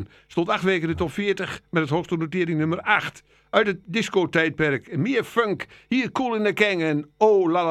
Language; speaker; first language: Dutch; native; Dutch